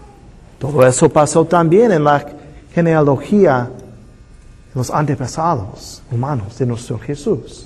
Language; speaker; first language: Spanish; non-native, fluent; English